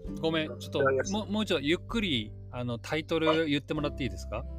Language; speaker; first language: Japanese; native; Japanese